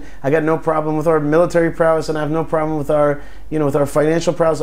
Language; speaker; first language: English; early bilingual, other home language; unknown